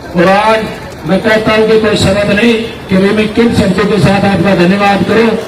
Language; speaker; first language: Hindi; native; Hindi